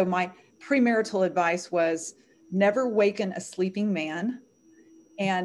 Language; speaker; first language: English; native; English